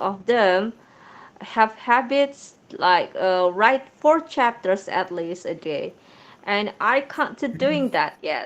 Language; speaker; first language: English; non-native, learner; Indonesian